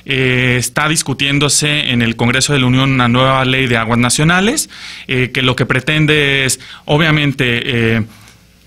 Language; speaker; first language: Spanish; native; Spanish